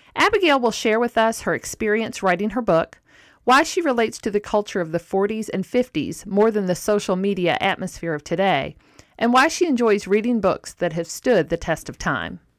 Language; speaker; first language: English; native; English